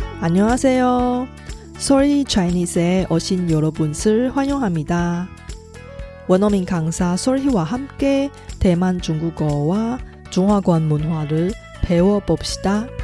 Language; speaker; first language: Korean; non-native, fluent; Chinese